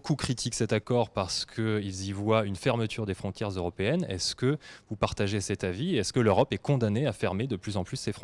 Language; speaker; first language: French; native; French